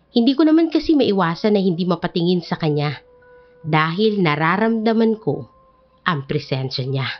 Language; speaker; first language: Filipino; native; Filipino